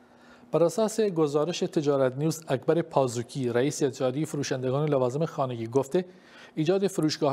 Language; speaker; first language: Persian; non-native, local second language; Kurdish